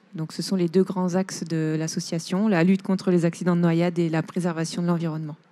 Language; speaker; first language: French; native; French